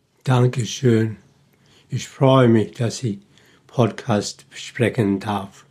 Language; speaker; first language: German; non-native, fluent; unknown